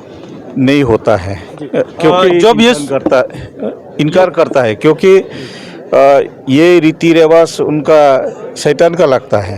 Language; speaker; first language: Hindi; non-native, local second language; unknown